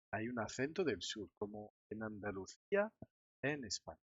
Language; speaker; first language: Spanish; non-native, fluent; French